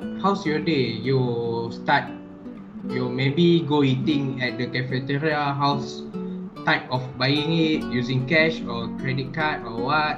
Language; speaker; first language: English; non-native, learner; Malay